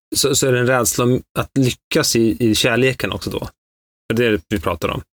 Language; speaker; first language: Swedish; early bilingual, other home language; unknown